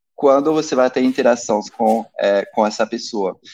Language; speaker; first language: Portuguese; non-native, fluent; French